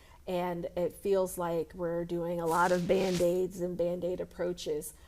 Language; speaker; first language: English; native; English